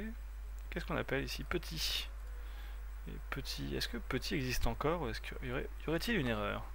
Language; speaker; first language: French; native; French